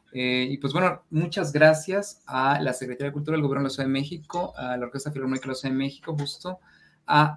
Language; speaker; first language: Spanish; native; Spanish